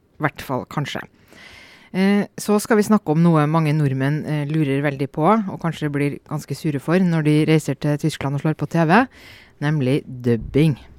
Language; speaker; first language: Norwegian; native; Norwegian